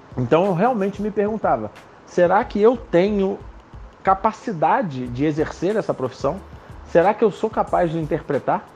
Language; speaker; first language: Portuguese; non-native, local second language; Spanish